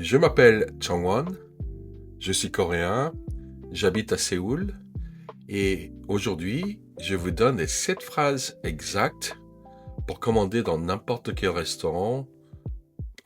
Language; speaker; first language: French; non-native, fluent; Korean